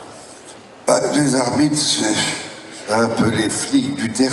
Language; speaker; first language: French; native; French